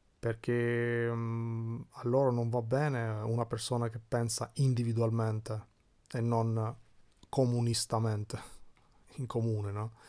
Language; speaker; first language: Italian; early bilingual, other home language; Albanian